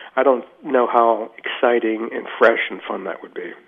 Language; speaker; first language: English; native; English